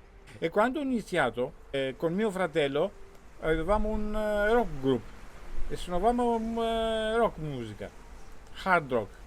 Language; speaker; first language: Italian; non-native, fluent; Greek